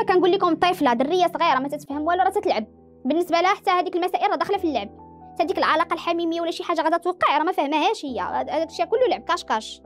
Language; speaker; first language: Arabic; native; Arabic